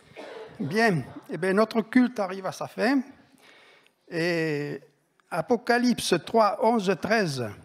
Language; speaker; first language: French; native; French